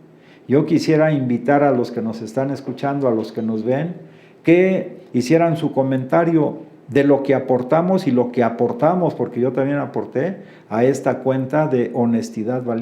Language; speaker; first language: Spanish; native; Spanish